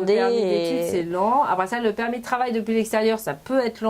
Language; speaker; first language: French; native; French